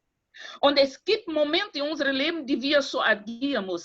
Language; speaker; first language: German; non-native, fluent; Portuguese